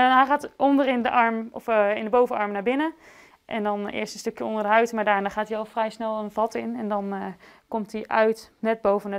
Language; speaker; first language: Dutch; native; Dutch